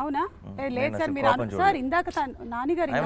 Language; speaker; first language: Telugu; native; Telugu